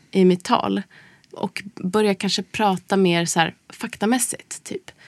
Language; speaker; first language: Swedish; native; Swedish